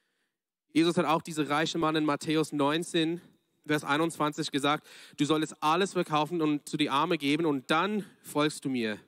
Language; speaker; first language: German; non-native, fluent; English